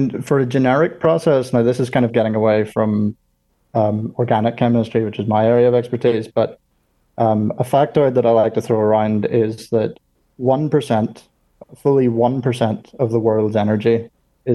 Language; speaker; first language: English; native; English